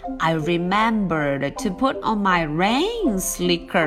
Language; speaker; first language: English; non-native, fluent; Chinese